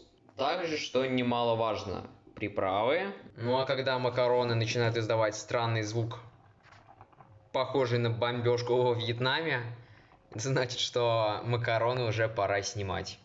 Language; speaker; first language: Russian; native; Russian